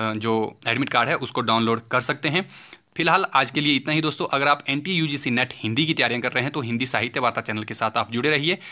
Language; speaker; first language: Hindi; native; Hindi